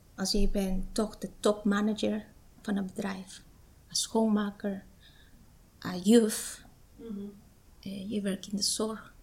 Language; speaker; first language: Dutch; non-native, fluent; Spanish